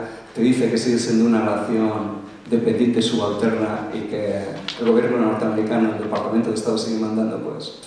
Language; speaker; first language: Spanish; native; Spanish